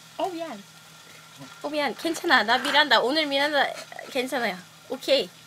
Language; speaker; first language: Korean; non-native, learner; Swedish